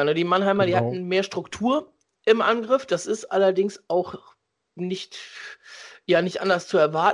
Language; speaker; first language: German; native; German